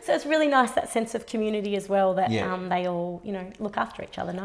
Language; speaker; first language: English; native; English